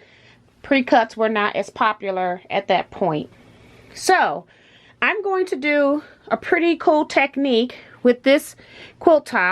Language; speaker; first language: English; native; English